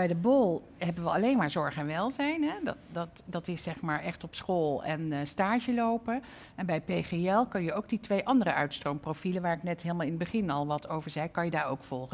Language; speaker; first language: Dutch; native; Dutch